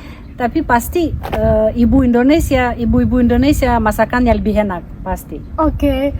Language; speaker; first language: Indonesian; non-native, fluent; Russian